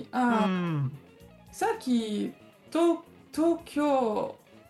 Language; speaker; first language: Japanese; non-native, learner; French